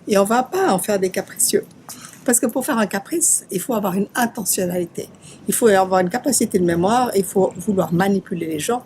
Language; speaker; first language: French; native; French